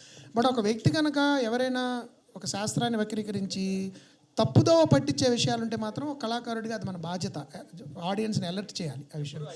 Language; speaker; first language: Telugu; native; Telugu